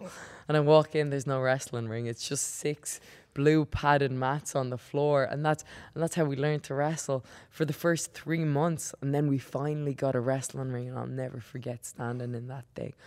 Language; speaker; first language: English; native; English